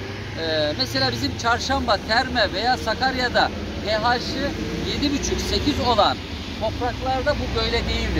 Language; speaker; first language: Turkish; native; Turkish